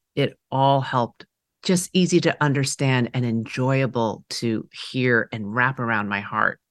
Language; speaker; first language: English; early bilingual, other home language; Chinese